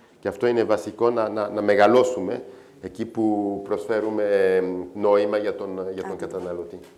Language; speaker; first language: Greek; non-native, fluent; French